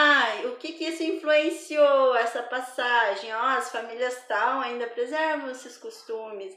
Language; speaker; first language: Portuguese; native; Portuguese